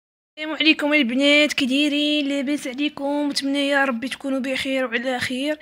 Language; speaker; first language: Arabic; native; Arabic